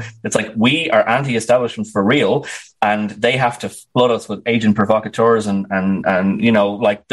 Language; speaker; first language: English; native; English